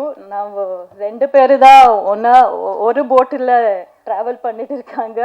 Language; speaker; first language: Tamil; non-native, learner; Kannada